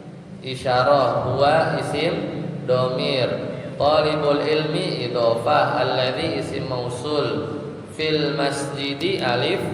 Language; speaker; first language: Arabic; non-native, fluent; Indonesian